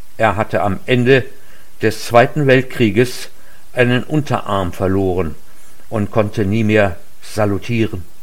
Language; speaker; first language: German; native; German